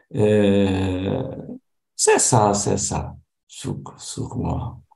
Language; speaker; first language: French; non-native, learner; Portuguese